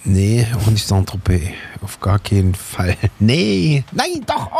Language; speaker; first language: German; native; German